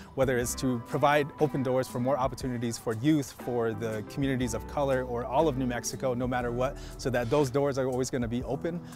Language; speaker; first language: English; native; English